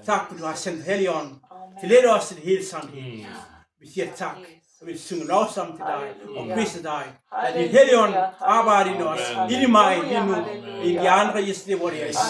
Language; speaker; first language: Danish; non-native, fluent; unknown